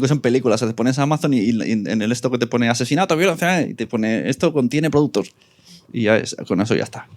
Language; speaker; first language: Spanish; native; Spanish